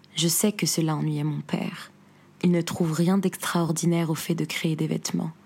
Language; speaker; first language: French; non-native, local second language; Arabic